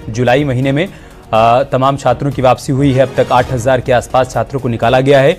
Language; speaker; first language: Hindi; native; Hindi